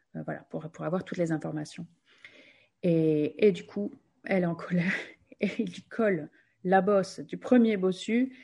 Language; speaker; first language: French; native; French